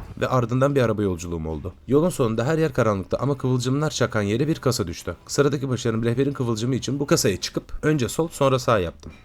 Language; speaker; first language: Turkish; native; Turkish